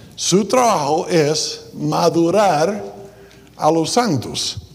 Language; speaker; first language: Spanish; non-native, fluent; English